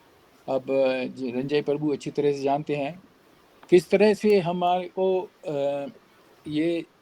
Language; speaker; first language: Hindi; native; Hindi